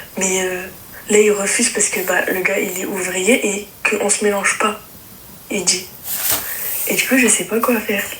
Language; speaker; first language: French; early bilingual, other home language; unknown